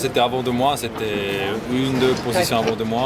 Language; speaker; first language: French; non-native, local second language; German